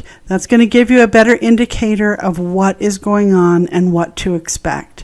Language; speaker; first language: English; native; English